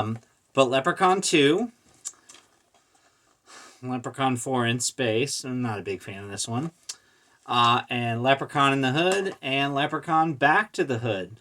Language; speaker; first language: English; native; English